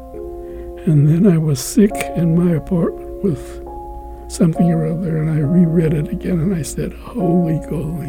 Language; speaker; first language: English; native; English